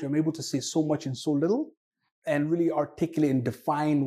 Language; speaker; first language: English; non-native, fluent; Somali